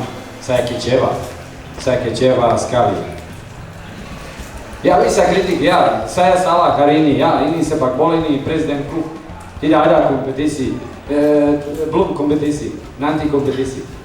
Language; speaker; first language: Indonesian; non-native, learner; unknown